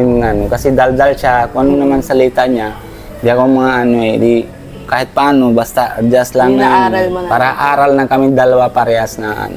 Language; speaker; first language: Filipino; non-native, learner; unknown